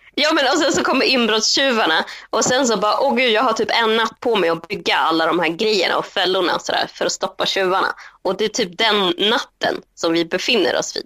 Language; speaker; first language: Swedish; early bilingual, other home language; Spanish